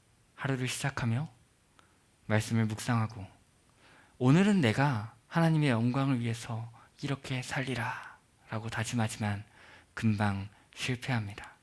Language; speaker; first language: Korean; native; Korean